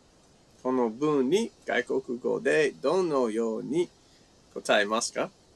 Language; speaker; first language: Japanese; non-native, fluent; English